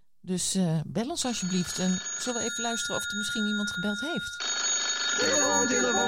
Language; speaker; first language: Dutch; native; Dutch